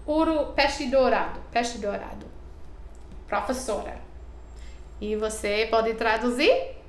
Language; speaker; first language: Portuguese; non-native, learner; English